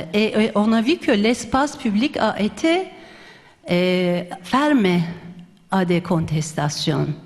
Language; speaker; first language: French; non-native, fluent; Turkish